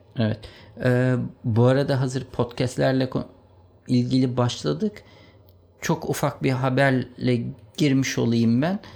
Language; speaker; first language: Turkish; native; Turkish